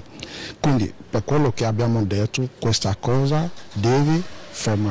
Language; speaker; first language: Italian; non-native, fluent; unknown